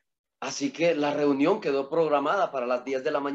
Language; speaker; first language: Spanish; native; Spanish